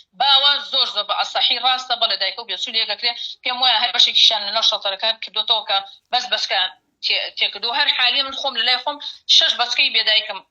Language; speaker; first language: Central Kurdish; native; Central Kurdish